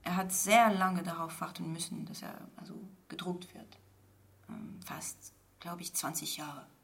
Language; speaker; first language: German; non-native, fluent; French